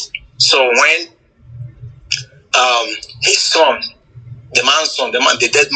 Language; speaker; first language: English; non-native, local second language; Igbo